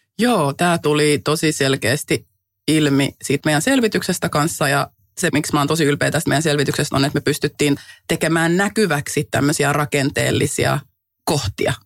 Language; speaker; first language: Finnish; native; Finnish